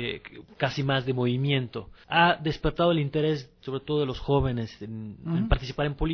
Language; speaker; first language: Spanish; native; Spanish